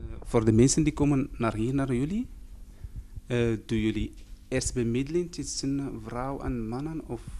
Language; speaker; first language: Dutch; non-native, fluent; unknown